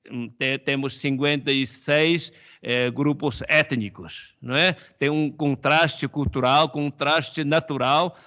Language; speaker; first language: Portuguese; non-native, fluent; Chinese